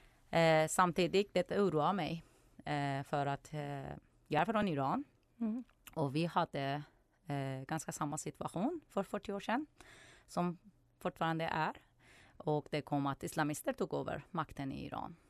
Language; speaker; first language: Swedish; non-native, fluent; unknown